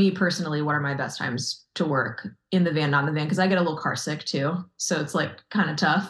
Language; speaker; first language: English; native; English